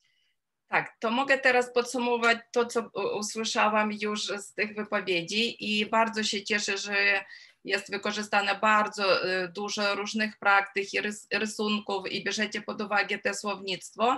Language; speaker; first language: Polish; non-native, fluent; Ukrainian